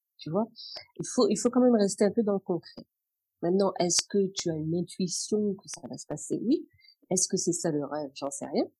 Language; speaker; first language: French; non-native, local second language; Arabic